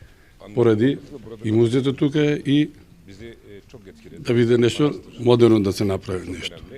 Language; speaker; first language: Macedonian; early bilingual, heritage; Macedonian